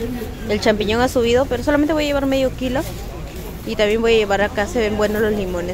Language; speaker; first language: Spanish; native; Spanish